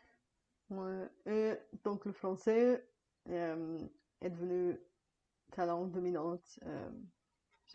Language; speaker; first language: French; non-native, fluent; Bulgarian